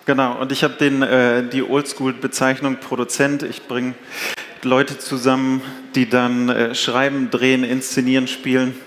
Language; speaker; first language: German; native; German